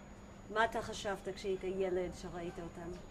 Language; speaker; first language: Hebrew; native; Hebrew